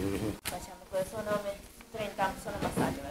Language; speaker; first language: Italian; non-native, learner; Chinese